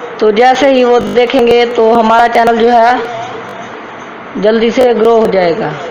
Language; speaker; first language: Urdu; non-native, local second language; Punjabi